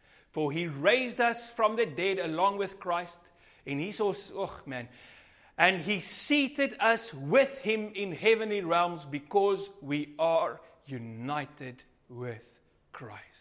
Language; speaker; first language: English; non-native, local second language; Afrikaans